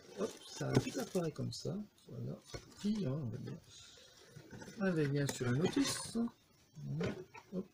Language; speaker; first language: French; native; French